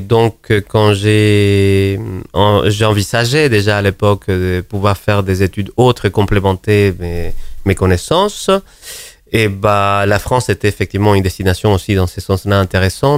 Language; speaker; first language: French; non-native, fluent; Spanish